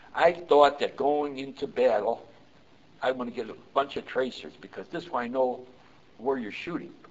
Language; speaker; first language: English; early bilingual, other home language; Yiddish